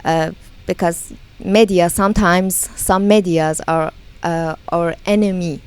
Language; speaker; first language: English; non-native, learner; Persian